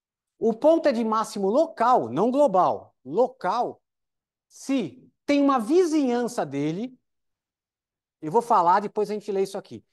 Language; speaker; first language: Portuguese; native; Portuguese